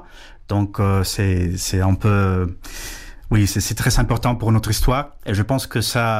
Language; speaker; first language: French; non-native, fluent; Spanish